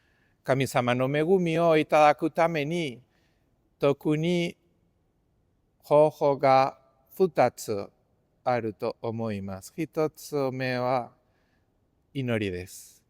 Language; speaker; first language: Japanese; non-native, fluent; Spanish